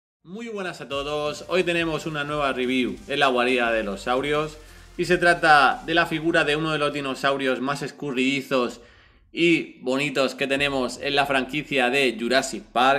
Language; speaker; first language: Spanish; native; Spanish